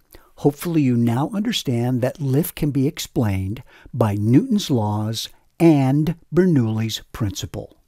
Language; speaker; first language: English; native; English